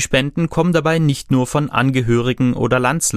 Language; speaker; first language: German; native; German